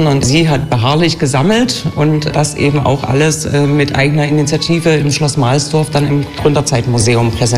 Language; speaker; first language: German; native; German